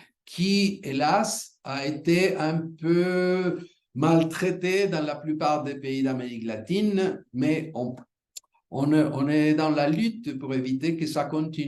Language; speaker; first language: French; non-native, fluent; Spanish